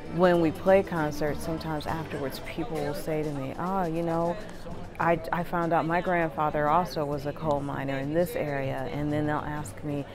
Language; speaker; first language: English; native; English